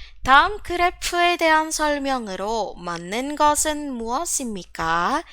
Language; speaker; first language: Korean; non-native, fluent; Indonesian